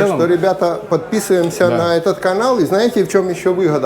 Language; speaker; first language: Russian; native; Russian